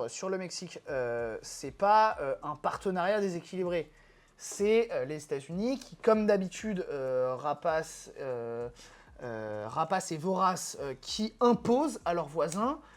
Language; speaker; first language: French; native; French